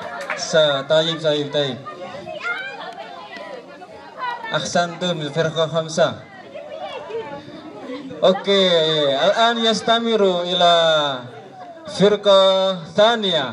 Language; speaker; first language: Arabic; non-native, learner; Indonesian